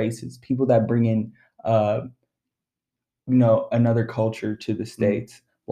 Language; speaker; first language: English; early bilingual, other home language; Arabic